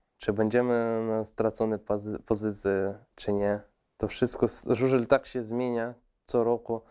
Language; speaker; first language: Polish; non-native, fluent; Russian